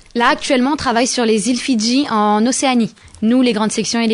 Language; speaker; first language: French; native; French